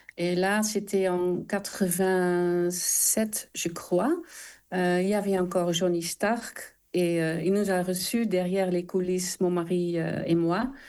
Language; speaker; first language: French; non-native, fluent; Dutch